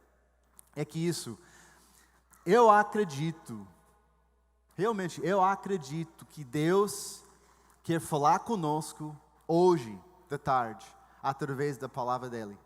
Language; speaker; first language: Portuguese; non-native, fluent; English